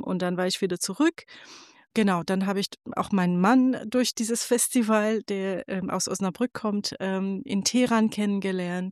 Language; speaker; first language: German; non-native, fluent; Persian